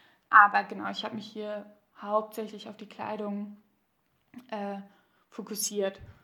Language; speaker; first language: German; native; German